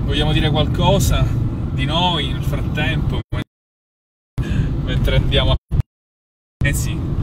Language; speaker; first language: Italian; native; Italian